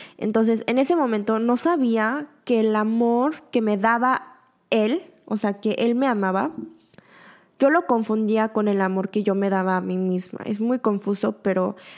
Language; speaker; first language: Spanish; early bilingual, other home language; Korean